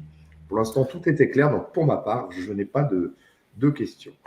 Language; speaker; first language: French; native; French